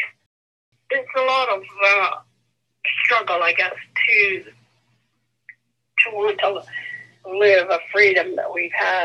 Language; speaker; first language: English; non-native, fluent; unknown